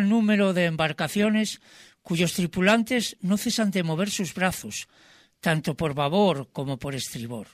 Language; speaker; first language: Spanish; native; Spanish